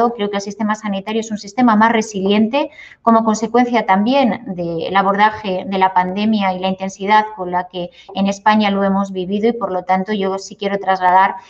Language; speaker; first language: Spanish; native; Spanish